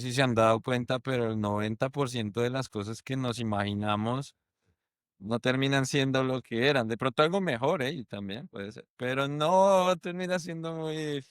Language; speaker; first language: Spanish; native; Spanish